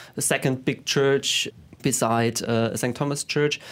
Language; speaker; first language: English; non-native, fluent; German